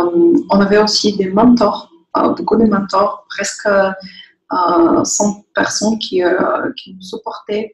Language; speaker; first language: French; non-native, fluent; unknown